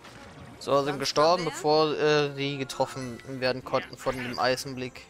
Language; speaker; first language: German; native; German